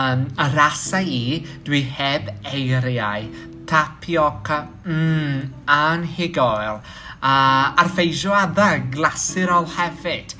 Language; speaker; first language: Welsh; non-native, fluent; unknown